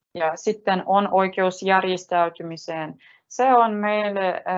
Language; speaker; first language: Finnish; non-native, fluent; Russian